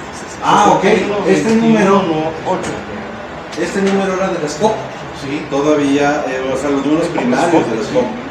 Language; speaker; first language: Spanish; native; Spanish